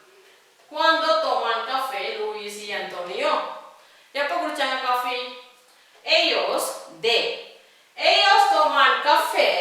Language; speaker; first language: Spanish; non-native, fluent; Tamil